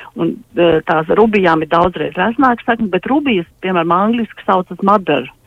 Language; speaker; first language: Latvian; native; Latvian